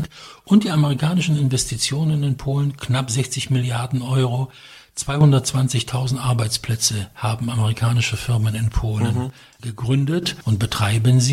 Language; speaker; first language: German; non-native, fluent; Polish